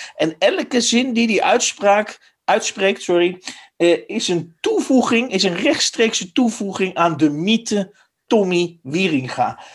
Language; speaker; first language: Dutch; native; Dutch